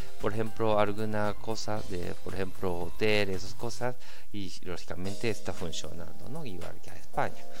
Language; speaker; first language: Spanish; non-native, learner; Japanese